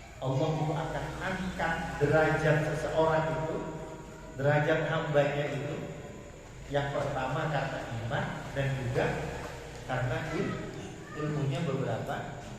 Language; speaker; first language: Indonesian; non-native, local second language; Madurese